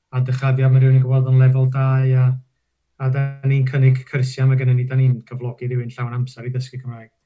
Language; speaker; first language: Welsh; non-native, local second language; English